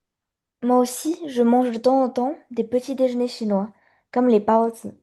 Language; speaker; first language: French; non-native, learner; Chinese